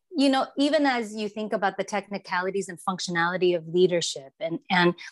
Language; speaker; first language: English; non-native, fluent; Chinese